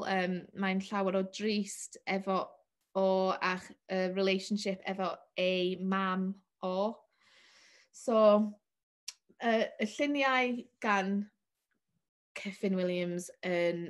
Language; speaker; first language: Welsh; non-native, learner; English